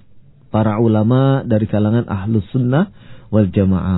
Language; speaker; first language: Indonesian; native; Indonesian